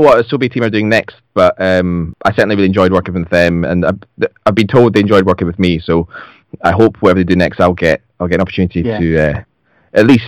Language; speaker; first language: English; native; English